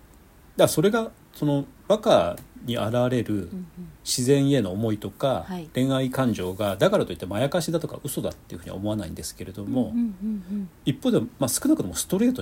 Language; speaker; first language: Japanese; native; Japanese